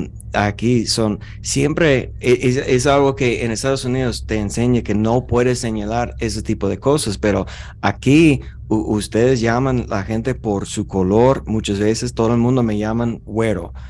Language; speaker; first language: Spanish; non-native, fluent; English